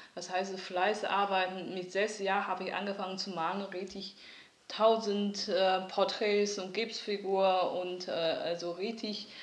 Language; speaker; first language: German; non-native, fluent; Chinese